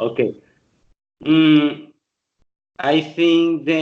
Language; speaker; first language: English; non-native, learner; Spanish